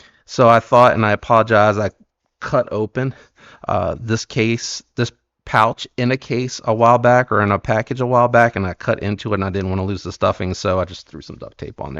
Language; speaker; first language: English; native; English